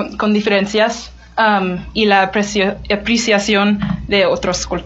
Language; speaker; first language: Spanish; non-native, learner; English